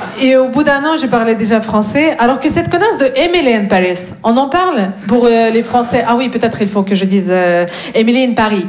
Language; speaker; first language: French; non-native, fluent; Russian